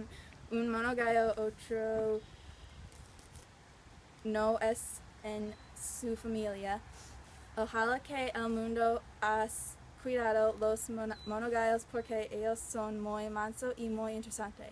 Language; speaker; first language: Spanish; non-native, learner; English